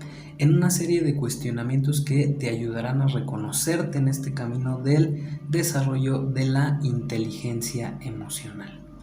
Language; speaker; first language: Spanish; native; Spanish